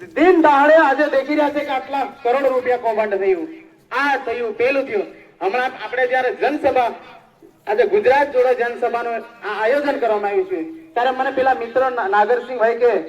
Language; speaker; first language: Gujarati; non-native, local second language; Rathawi